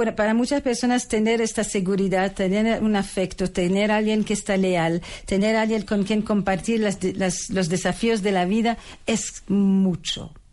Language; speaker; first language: Spanish; non-native, fluent; French